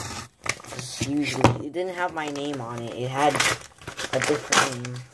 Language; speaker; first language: English; native; English